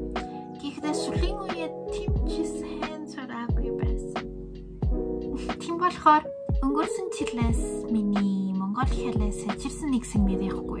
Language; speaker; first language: Mongolian; non-native, learner; Korean